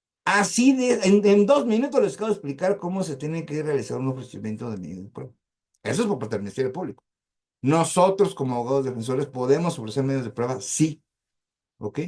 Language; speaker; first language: Spanish; native; Spanish